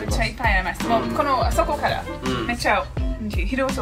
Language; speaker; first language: Japanese; non-native, learner; English